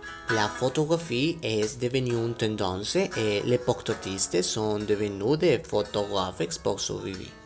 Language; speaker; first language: French; non-native, learner; Spanish